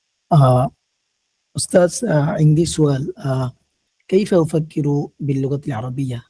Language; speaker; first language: Arabic; non-native, learner; Bangla